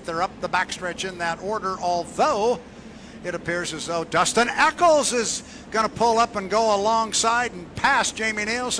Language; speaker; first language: English; native; English